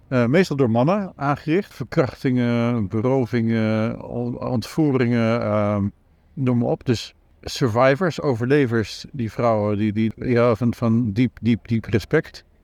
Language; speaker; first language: Dutch; native; Dutch